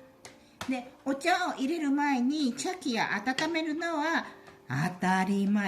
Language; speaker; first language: Japanese; non-native, fluent; Chinese